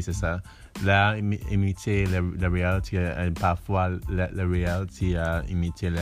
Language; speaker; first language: French; non-native, learner; English